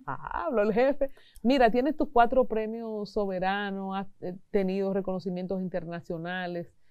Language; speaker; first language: Spanish; native; Spanish